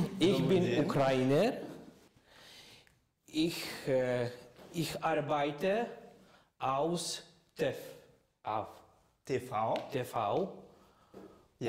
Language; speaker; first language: German; non-native, learner; Ukrainian